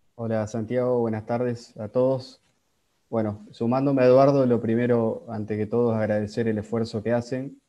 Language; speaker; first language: Spanish; native; Spanish